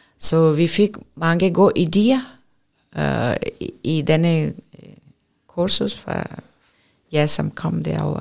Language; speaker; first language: Danish; non-native, fluent; Urdu